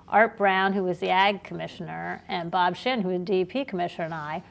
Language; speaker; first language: English; native; English